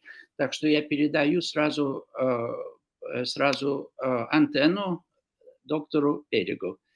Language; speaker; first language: Russian; non-native, fluent; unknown